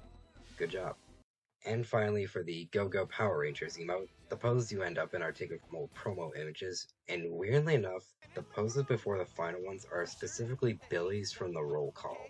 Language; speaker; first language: English; native; English